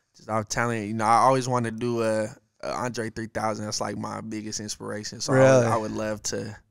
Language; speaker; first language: English; native; English